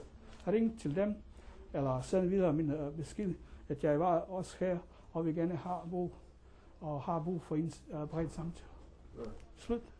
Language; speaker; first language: Danish; non-native, learner; Croatian